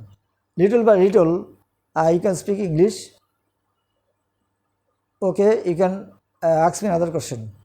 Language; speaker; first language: English; non-native, local second language; Bangla